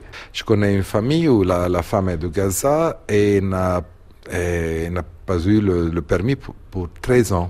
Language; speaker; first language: French; non-native, fluent; Arabic